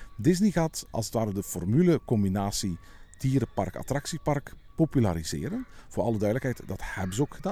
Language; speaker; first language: Dutch; native; Dutch